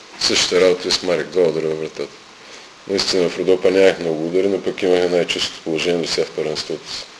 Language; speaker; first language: Bulgarian; native; Bulgarian